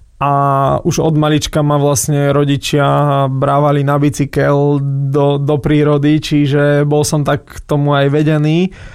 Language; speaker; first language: Slovak; native; Slovak